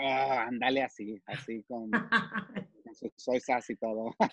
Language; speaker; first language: Spanish; early bilingual, heritage; Spanish